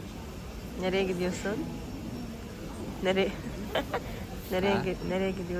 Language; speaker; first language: Turkish; non-native, fluent; Arabic